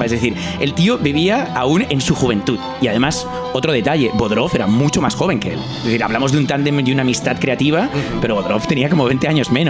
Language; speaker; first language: Spanish; non-native, local second language; Catalan